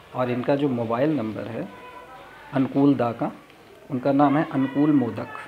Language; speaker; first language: Hindi; native; Hindi